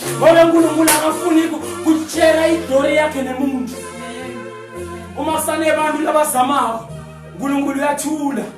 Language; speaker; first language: Zulu; non-native, local second language; Swati